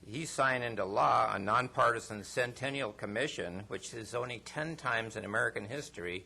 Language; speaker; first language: English; non-native, fluent; Spanish